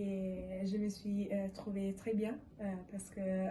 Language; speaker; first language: French; non-native, learner; Italian